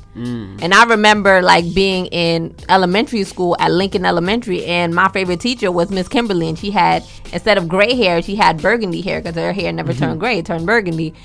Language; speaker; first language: English; early bilingual, other home language; Haitian Creole